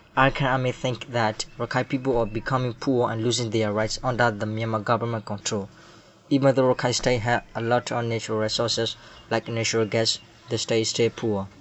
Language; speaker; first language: English; non-native, learner; Burmese